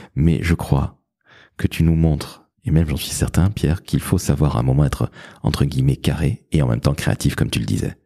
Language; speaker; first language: French; native; French